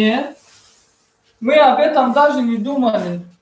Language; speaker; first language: Russian; non-native, fluent; Tajik